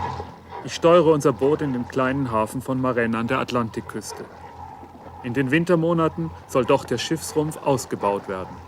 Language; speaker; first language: German; native; German